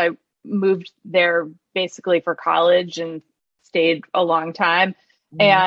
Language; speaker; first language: English; native; English